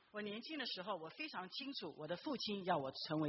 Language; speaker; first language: Chinese; native; Chinese